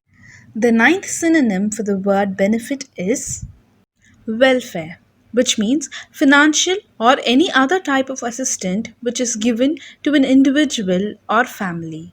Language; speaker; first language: English; non-native, local second language; Tamil